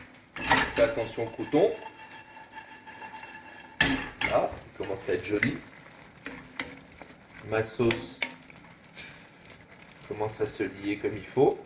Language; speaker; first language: French; native; French